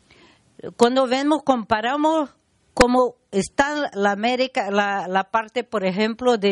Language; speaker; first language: Spanish; non-native, learner; Portuguese